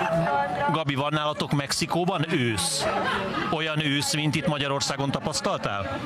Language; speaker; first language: Hungarian; native; Hungarian